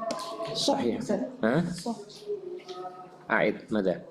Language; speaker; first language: Arabic; non-native, fluent; Indonesian